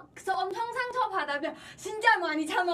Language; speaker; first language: Korean; non-native, fluent; Thai